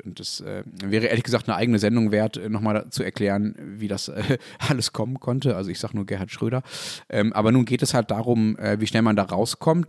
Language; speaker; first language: German; native; German